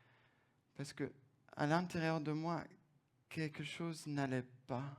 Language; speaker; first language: French; non-native, fluent; German